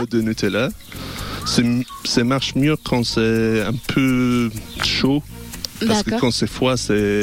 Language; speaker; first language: French; non-native, learner; English